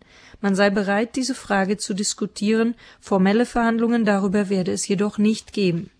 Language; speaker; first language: German; native; German